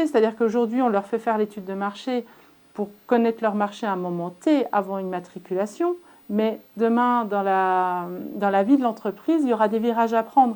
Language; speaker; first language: French; native; French